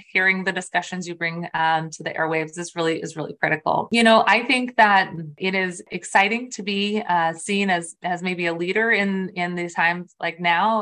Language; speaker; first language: English; early bilingual, other home language; Spanish